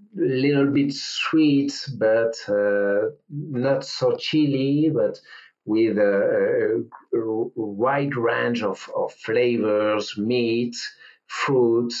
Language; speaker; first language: English; non-native, learner; French